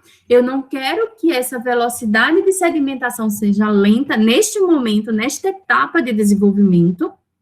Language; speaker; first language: Portuguese; native; Portuguese